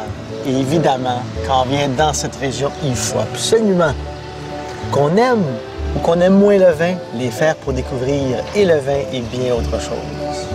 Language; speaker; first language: French; native; French